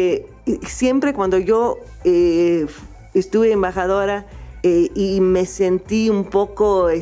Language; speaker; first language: Spanish; non-native, fluent; English